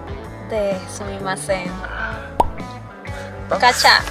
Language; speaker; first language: Korean; non-native, learner; Spanish